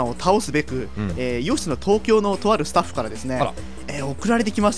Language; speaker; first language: Japanese; native; Japanese